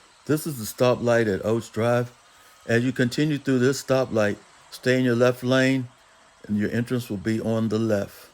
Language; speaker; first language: English; native; English